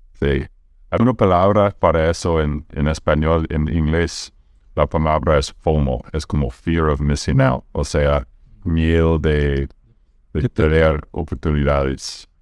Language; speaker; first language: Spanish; non-native, fluent; English